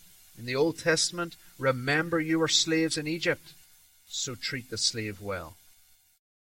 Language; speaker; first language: English; native; English